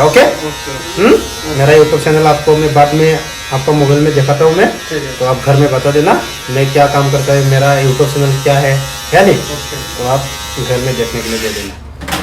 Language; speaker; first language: Hindi; non-native, local second language; Bodo